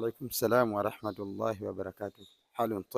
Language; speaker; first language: Arabic; non-native, learner; Swahili